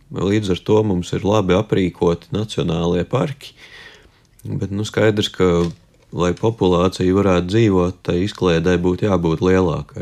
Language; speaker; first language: Latvian; native; Latvian